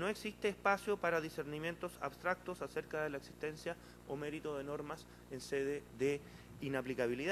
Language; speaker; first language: Spanish; native; Spanish